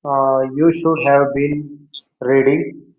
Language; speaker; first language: English; non-native, learner; Hindi